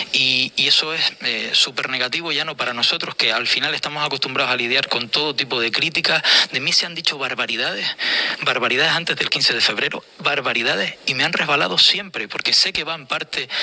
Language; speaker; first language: Spanish; native; Spanish